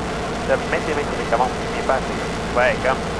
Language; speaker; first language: French; native; French